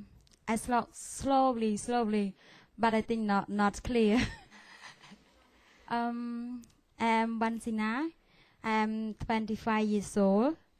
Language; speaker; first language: English; non-native, learner; Vietnamese